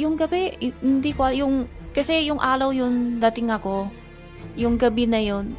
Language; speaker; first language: Filipino; non-native, learner; Chinese